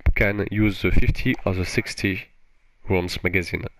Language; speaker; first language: English; non-native, fluent; French